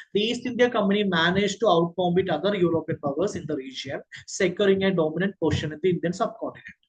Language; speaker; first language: English; non-native, local second language; Malayalam